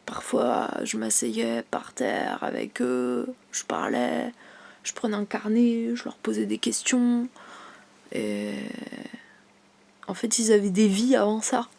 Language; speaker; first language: French; native; French